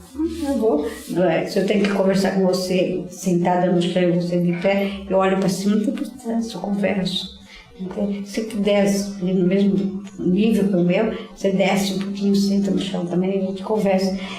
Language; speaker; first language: Portuguese; native; Portuguese